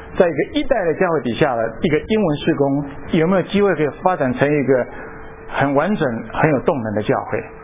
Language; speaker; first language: Chinese; native; Chinese